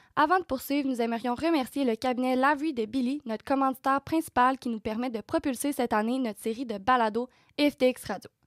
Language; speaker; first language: French; native; French